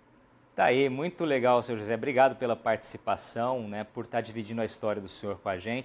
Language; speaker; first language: Portuguese; native; Portuguese